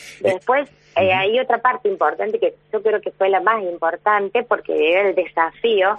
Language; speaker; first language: Spanish; native; Spanish